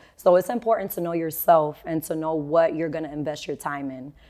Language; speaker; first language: English; native; English